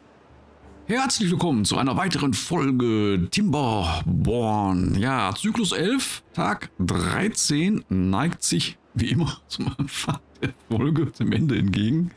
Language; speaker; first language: German; native; German